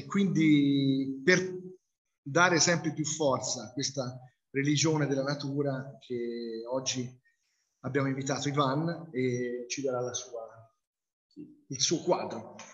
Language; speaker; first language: Italian; native; Italian